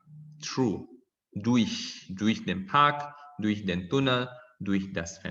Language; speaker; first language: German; non-native, fluent; Indonesian